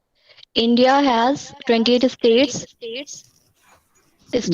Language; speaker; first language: English; non-native, local second language; Hindi